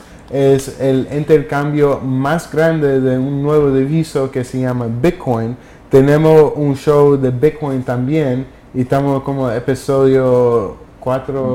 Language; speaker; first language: Spanish; early bilingual, heritage; English